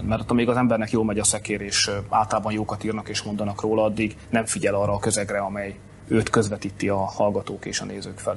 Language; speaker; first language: Hungarian; native; Hungarian